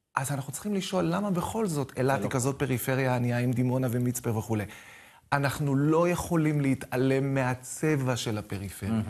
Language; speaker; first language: Hebrew; native; Hebrew